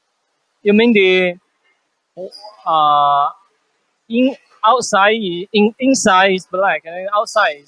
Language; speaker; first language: English; non-native, fluent; Chinese